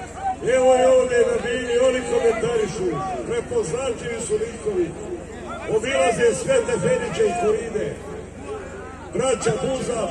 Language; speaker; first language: Bosnian; native; Bosnian